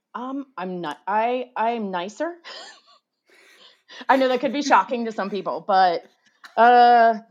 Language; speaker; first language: English; native; English